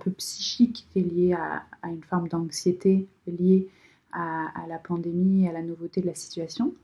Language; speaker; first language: French; native; French